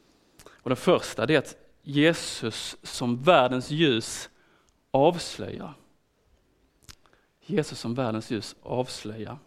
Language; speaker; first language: Swedish; native; Swedish